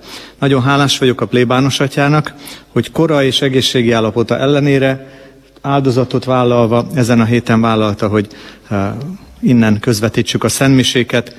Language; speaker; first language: Hungarian; native; Hungarian